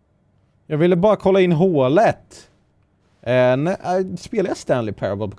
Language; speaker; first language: Swedish; native; Swedish